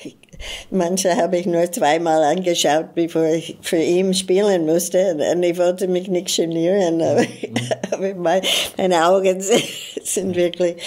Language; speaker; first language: German; non-native, fluent; English